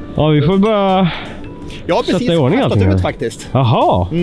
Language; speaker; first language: Swedish; native; Swedish